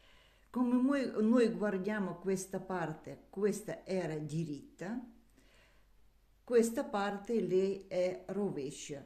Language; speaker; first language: Italian; non-native, learner; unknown